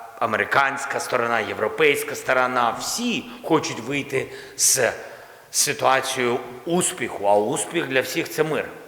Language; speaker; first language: Ukrainian; non-native, local second language; Russian